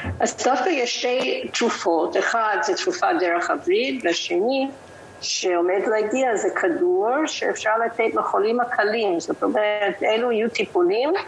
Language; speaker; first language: Hebrew; non-native, fluent; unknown